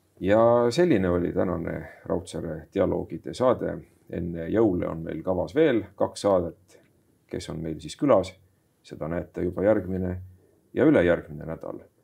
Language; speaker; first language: Estonian; native; Estonian